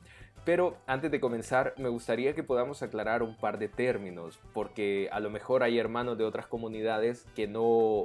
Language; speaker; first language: Spanish; native; Spanish